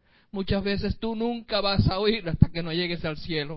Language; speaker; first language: Spanish; native; Spanish